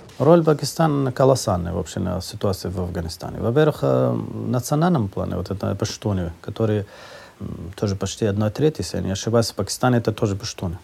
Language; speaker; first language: Russian; non-native, fluent; Persian